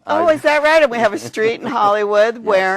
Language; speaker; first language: English; native; English